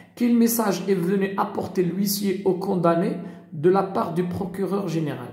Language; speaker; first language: French; non-native, local second language; Arabic